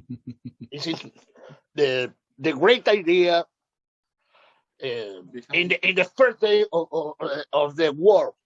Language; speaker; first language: English; non-native, learner; Spanish